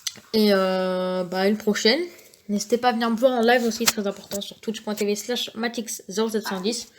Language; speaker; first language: French; native; French